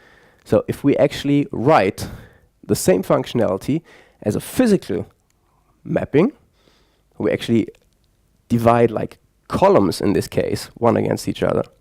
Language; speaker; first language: English; non-native, fluent; German